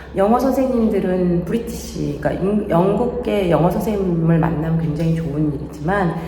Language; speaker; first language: Korean; native; Korean